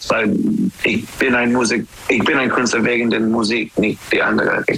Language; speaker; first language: German; non-native, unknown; English